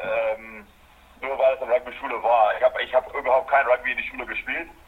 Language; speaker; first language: German; non-native, fluent; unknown